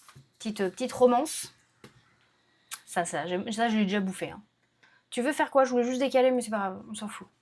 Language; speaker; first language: French; native; French